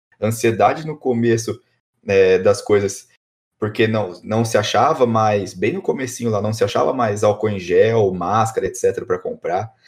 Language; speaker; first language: Portuguese; native; Portuguese